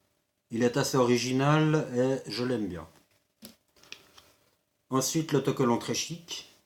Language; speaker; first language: French; native; French